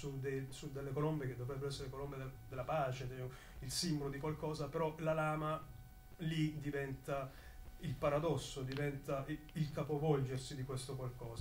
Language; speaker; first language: Italian; native; Italian